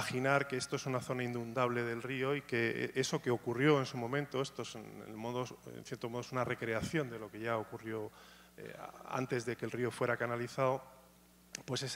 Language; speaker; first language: Spanish; native; Spanish